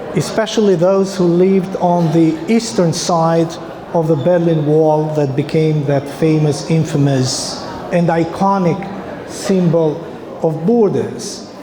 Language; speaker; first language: English; non-native, fluent; Albanian